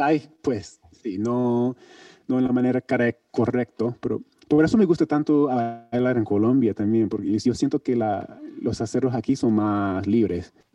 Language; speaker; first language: Spanish; non-native, learner; English